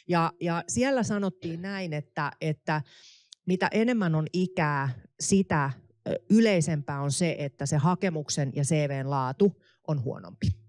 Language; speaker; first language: Finnish; native; Finnish